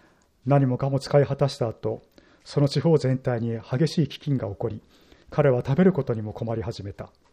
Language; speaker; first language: Japanese; native; Japanese